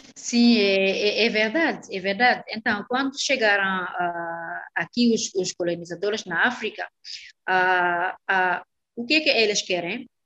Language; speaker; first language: Portuguese; non-native, fluent; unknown